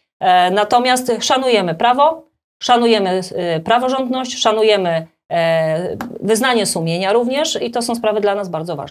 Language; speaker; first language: Polish; native; Polish